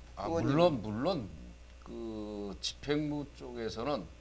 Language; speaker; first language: Korean; native; Korean